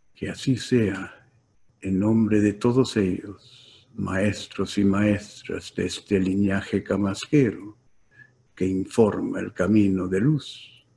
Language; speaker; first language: Spanish; native; Spanish